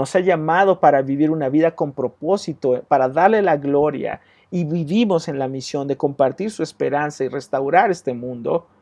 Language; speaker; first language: Spanish; native; Spanish